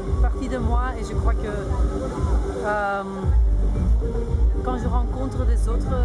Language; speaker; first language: French; non-native, local second language; Dutch